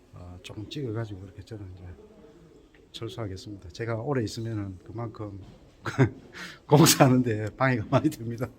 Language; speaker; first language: Korean; native; Korean